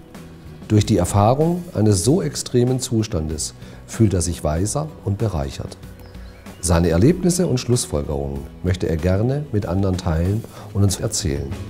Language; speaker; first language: German; native; German